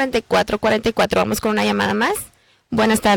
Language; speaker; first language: Spanish; native; Spanish